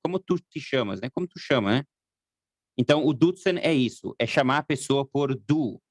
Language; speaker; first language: Portuguese; non-native, fluent; German